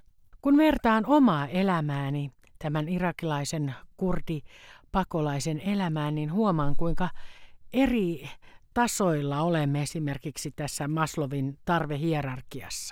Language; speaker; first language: Finnish; native; Finnish